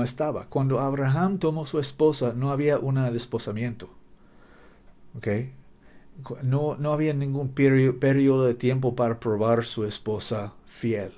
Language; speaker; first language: Spanish; non-native, learner; English